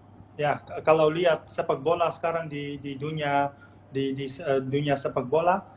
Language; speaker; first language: Indonesian; non-native, fluent; Dutch